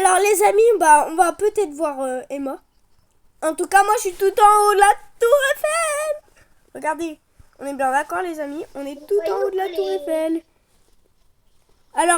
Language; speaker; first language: French; native; French